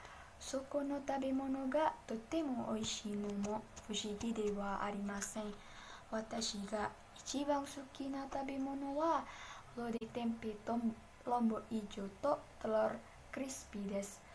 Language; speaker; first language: Japanese; non-native, learner; Indonesian